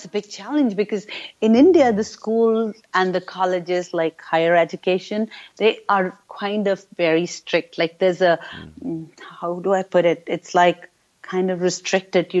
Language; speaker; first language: English; non-native, local second language; Urdu